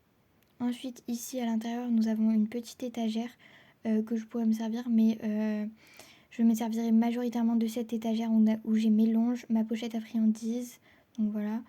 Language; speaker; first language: French; native; French